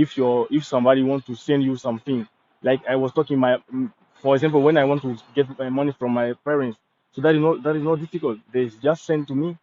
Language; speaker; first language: English; non-native, learner; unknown